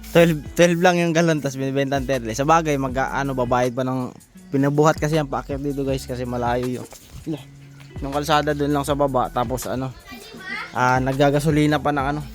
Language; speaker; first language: Filipino; non-native, local second language; Cebuano